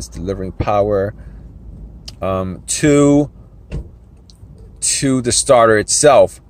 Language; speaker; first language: English; native; English